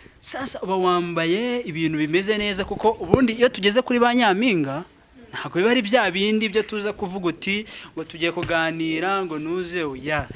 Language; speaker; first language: Kinyarwanda; native; Kinyarwanda